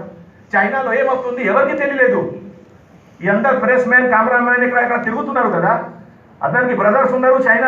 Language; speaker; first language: Telugu; non-native, fluent; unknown